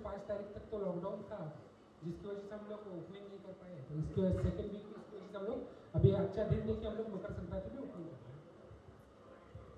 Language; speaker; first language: Hindi; native; Hindi